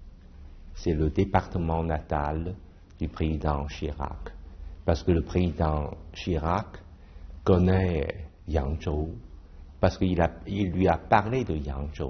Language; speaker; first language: French; non-native, fluent; Chinese